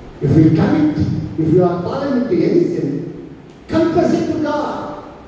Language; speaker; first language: English; non-native, local second language; Tamil